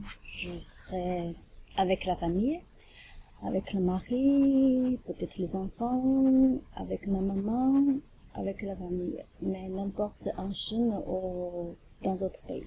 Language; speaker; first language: French; non-native, learner; Chinese